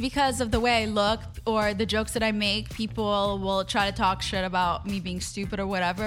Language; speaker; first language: English; non-native, fluent; Hebrew